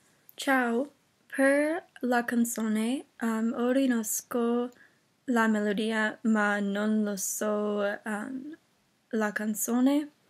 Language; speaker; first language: Italian; non-native, learner; English